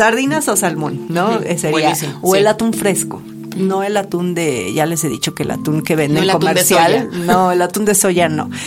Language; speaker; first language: Spanish; native; Spanish